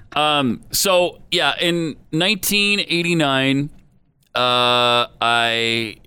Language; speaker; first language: English; native; English